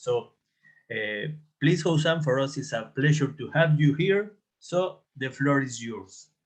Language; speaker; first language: English; non-native, fluent; Spanish